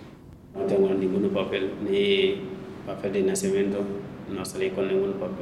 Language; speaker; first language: Spanish; non-native, learner; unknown